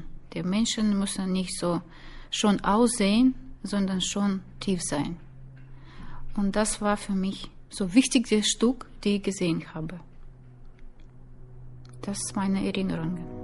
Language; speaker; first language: German; non-native, learner; Russian